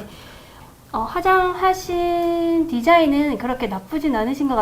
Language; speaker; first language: Korean; native; Korean